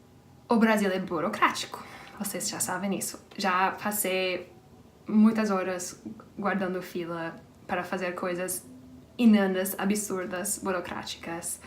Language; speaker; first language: Portuguese; non-native, fluent; English